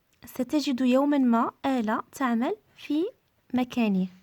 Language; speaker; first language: Arabic; native; Arabic